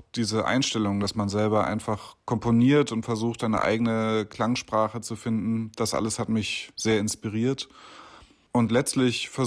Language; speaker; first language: German; native; German